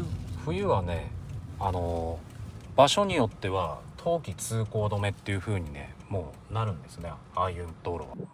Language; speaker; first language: Japanese; native; Japanese